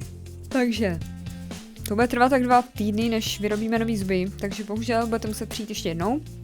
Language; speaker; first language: Czech; native; Czech